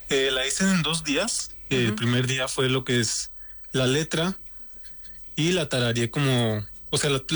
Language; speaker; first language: Spanish; native; Spanish